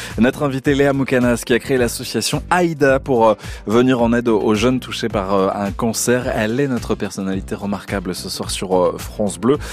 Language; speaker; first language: French; native; French